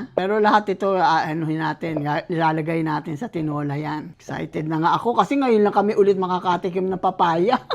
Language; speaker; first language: Filipino; native; Filipino